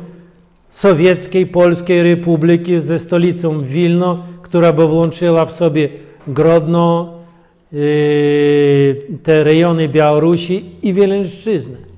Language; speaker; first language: Polish; non-native, fluent; Russian